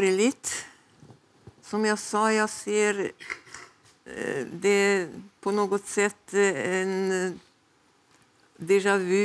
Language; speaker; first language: Swedish; non-native, fluent; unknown